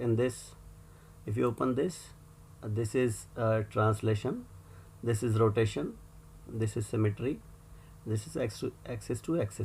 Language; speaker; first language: English; non-native, local second language; Hindi